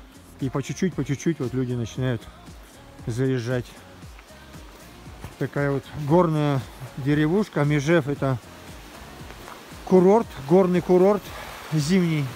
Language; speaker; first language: Russian; native; Russian